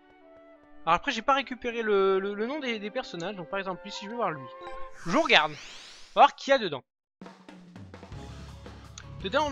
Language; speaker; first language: French; native; French